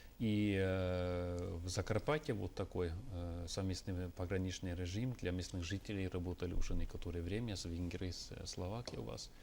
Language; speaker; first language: Russian; non-native, fluent; Norwegian